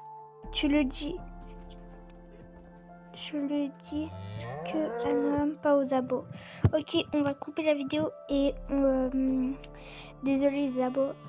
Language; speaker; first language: French; native; French